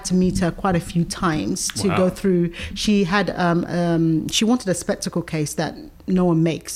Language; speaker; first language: English; native; English